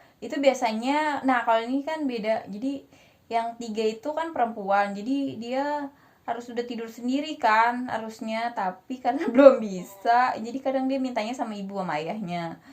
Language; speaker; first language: Indonesian; native; Indonesian